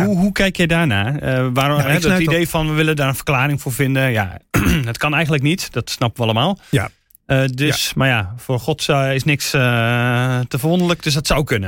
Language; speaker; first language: Dutch; native; Dutch